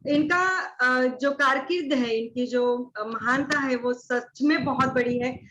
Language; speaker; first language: Hindi; non-native, local second language; Marathi